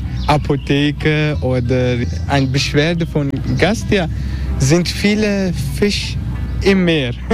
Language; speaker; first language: German; non-native, learner; Turkish